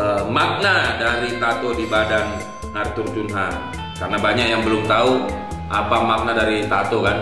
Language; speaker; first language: Indonesian; native; Indonesian